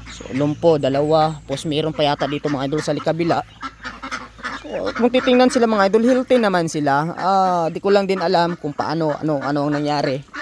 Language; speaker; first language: Filipino; non-native, local second language; Cebuano